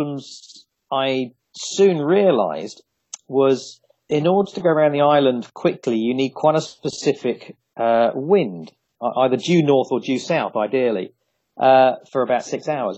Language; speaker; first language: English; native; English